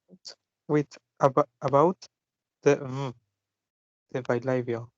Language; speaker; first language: English; non-native, fluent; Spanish